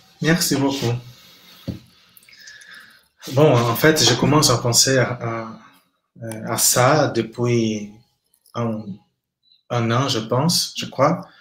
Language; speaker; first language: French; non-native, fluent; Portuguese